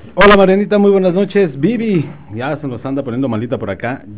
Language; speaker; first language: Spanish; native; Spanish